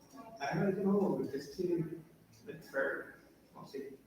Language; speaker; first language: English; non-native, learner; Portuguese